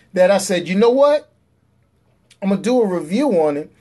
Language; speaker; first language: English; native; English